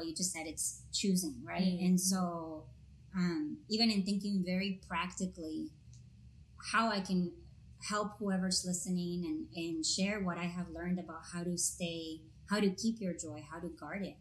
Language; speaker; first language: English; non-native, fluent; Spanish